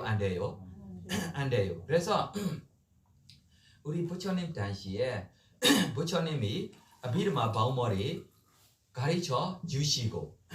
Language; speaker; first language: Korean; non-native, learner; Burmese